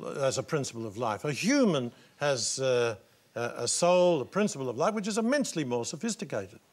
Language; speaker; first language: English; native; English